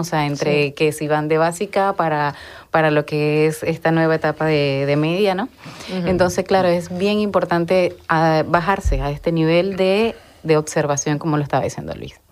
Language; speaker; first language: Spanish; native; Spanish